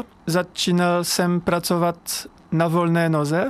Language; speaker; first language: Czech; non-native, fluent; French